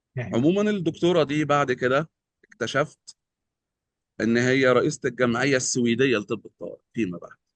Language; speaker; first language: Egyptian Arabic; native; Egyptian Arabic